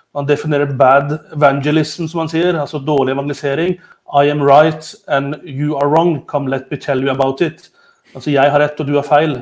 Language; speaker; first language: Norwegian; native; Norwegian